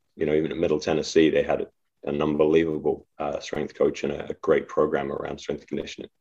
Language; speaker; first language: English; native; English